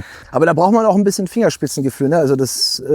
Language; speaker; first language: German; native; German